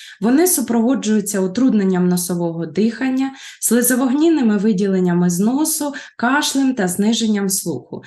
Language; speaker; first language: Ukrainian; native; Ukrainian